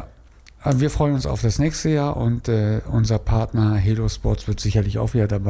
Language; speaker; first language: German; native; German